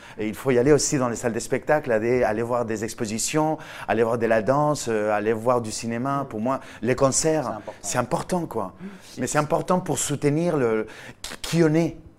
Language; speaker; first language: French; non-native, fluent; Spanish